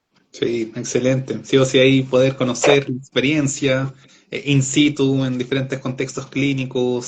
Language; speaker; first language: Spanish; native; Spanish